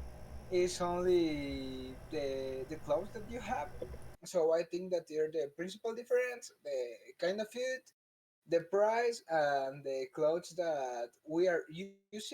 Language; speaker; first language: English; non-native, learner; Spanish